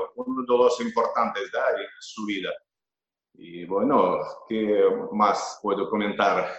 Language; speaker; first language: Spanish; non-native, fluent; Russian